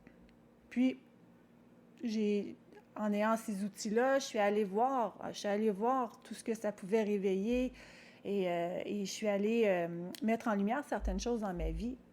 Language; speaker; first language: French; native; French